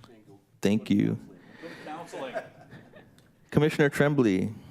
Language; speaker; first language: English; native; English